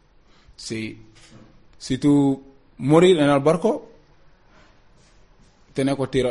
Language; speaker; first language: Spanish; non-native, learner; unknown